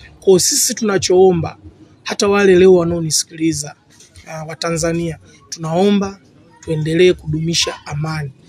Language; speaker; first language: Swahili; native; Swahili